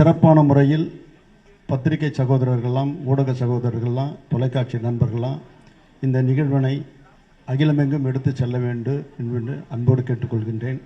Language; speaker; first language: Tamil; native; Tamil